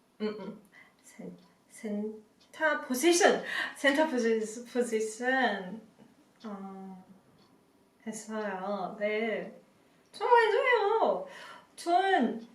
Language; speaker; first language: Korean; non-native, learner; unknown